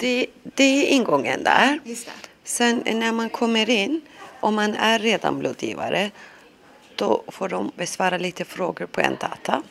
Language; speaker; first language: Swedish; non-native, local second language; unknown